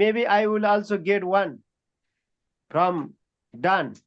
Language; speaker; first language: English; non-native, learner; Nepali